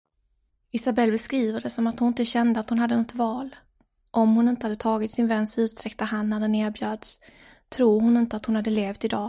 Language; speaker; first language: Swedish; native; Swedish